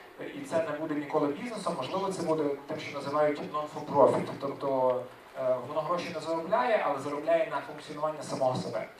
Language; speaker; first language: Ukrainian; native; Ukrainian